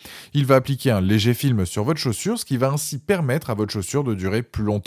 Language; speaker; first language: French; native; French